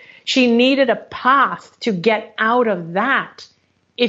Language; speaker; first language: English; native; English